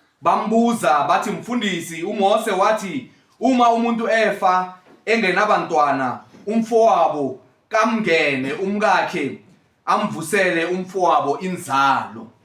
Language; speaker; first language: Zulu; native; Zulu